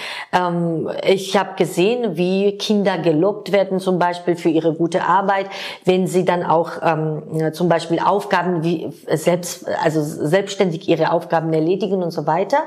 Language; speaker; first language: German; non-native, fluent; Georgian